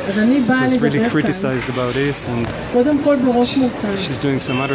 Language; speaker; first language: English; non-native, fluent; Hebrew